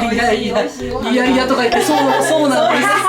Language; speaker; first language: Japanese; native; Japanese